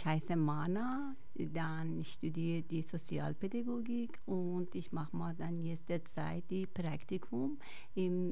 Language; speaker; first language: German; non-native, learner; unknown